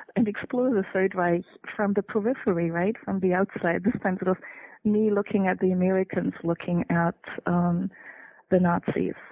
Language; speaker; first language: English; non-native, fluent; German